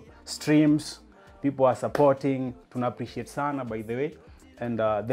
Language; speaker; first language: English; non-native, local second language; Luo (Kenya and Tanzania)